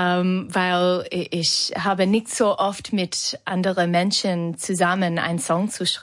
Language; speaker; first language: German; non-native, learner; English